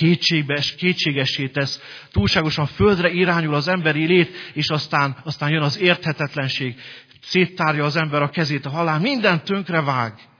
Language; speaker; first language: Hungarian; native; Hungarian